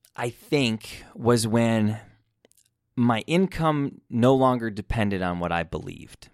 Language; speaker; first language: English; native; English